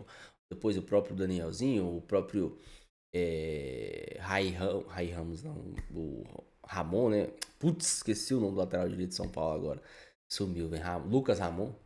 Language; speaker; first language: Portuguese; native; Portuguese